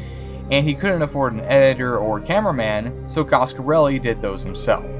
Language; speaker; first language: English; native; English